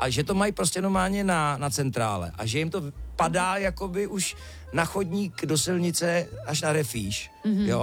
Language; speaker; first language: Czech; native; Czech